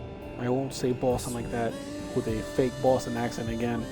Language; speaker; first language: English; native; English